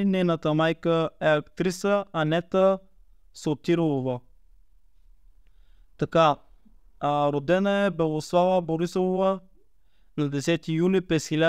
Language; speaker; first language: Bulgarian; native; Bulgarian